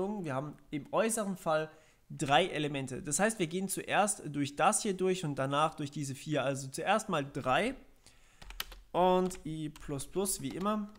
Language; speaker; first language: German; native; German